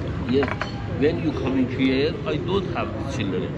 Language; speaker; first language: English; non-native, learner; Persian